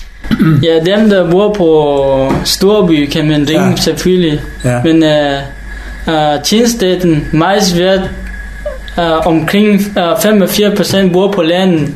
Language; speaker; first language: Danish; non-native, learner; Hakha Chin